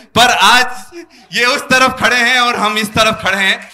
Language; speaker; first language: Hindi; native; Hindi